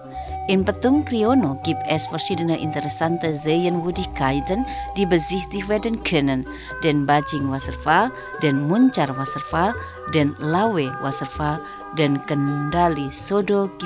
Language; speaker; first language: German; non-native, fluent; Indonesian